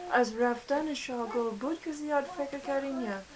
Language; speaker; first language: Persian; non-native, fluent; English